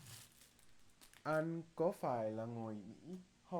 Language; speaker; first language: Vietnamese; non-native, learner; English